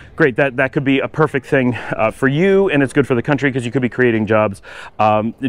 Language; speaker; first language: English; native; English